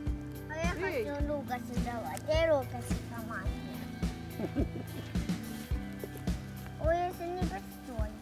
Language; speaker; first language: Russian; early bilingual, heritage; Russian